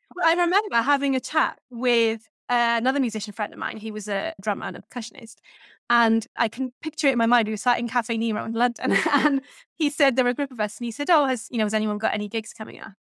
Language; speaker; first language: English; native; English